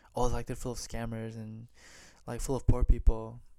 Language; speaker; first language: English; native; English